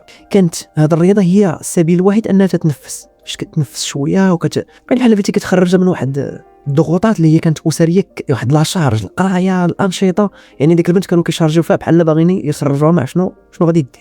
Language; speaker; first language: Arabic; native; Arabic